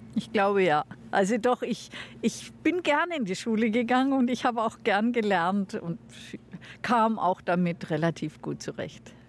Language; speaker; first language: German; native; German